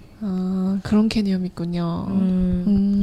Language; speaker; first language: Korean; non-native, fluent; Chinese